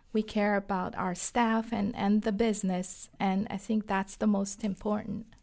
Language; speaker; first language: English; non-native, fluent; Chinese